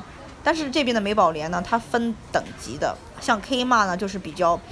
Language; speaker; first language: Chinese; native; Chinese